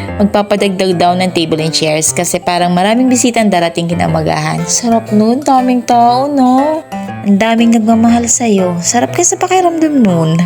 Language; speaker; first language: Filipino; non-native, local second language; Bikol